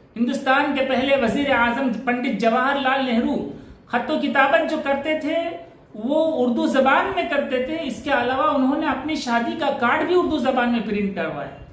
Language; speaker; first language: Urdu; native; Urdu